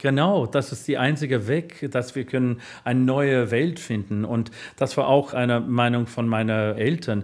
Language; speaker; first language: German; non-native, learner; English